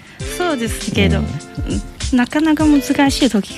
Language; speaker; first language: Japanese; non-native, learner; Chinese